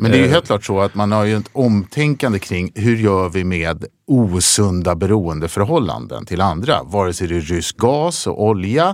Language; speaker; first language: Swedish; native; Swedish